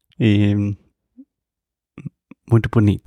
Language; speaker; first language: Portuguese; non-native, fluent; English